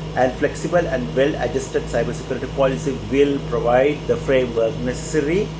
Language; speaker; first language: English; non-native, local second language; Sinhala